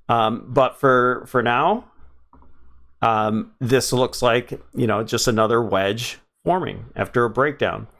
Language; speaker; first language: English; native; English